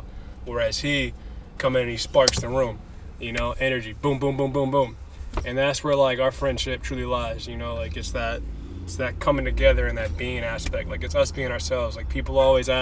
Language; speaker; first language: English; native; English